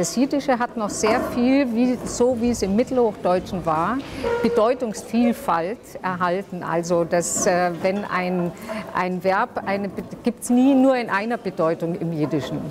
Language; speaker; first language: German; non-native, local second language; Yiddish